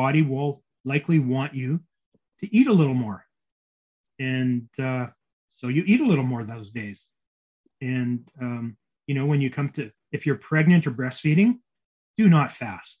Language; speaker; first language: English; native; English